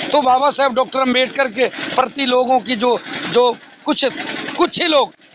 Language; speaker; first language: Hindi; native; Hindi